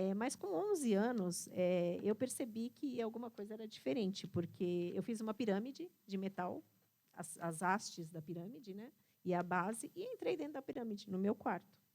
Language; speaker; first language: Portuguese; early bilingual, other home language; Italian